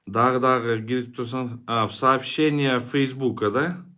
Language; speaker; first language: Russian; non-native, local second language; Kyrgyz